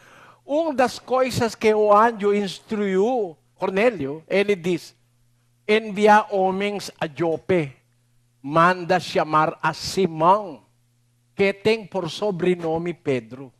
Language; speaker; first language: Portuguese; non-native, learner; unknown